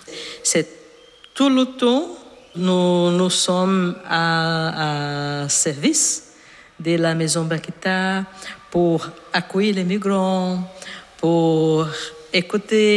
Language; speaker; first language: French; non-native, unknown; Portuguese